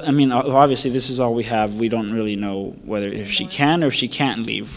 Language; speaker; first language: English; early bilingual, other home language; Spanish